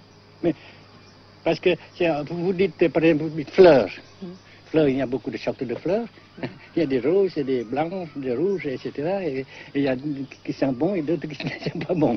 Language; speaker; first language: French; non-native, fluent; Vietnamese